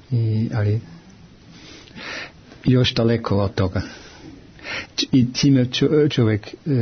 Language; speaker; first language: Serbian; non-native, fluent; German